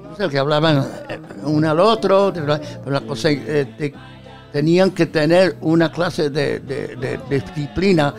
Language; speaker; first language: Spanish; early bilingual, heritage; Spanish